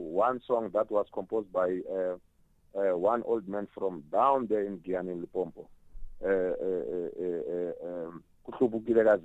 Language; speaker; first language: English; non-native, local second language; Tsonga